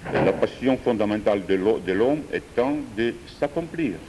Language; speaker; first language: French; non-native, fluent; Georgian